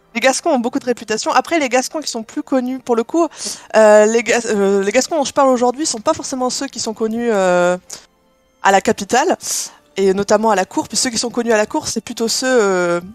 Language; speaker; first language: French; native; French